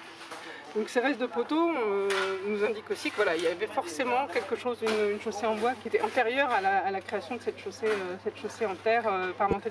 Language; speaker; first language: French; native; French